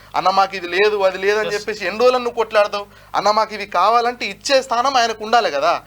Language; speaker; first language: Telugu; non-native, local second language; Lambadi